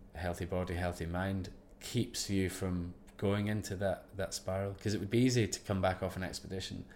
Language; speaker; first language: English; native; English